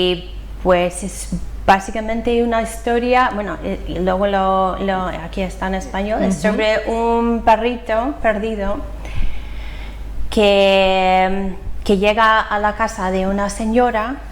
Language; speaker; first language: Spanish; non-native, fluent; English